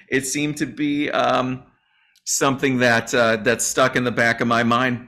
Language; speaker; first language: English; native; English